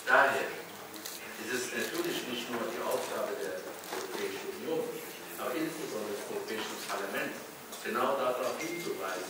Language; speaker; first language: German; early bilingual, other home language; Kurdish